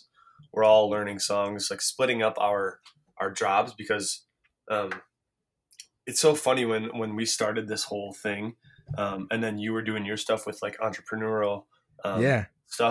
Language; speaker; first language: English; native; English